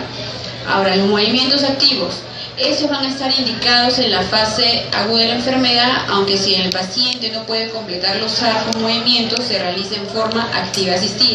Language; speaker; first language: Spanish; native; Spanish